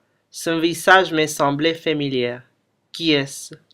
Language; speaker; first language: French; non-native, learner; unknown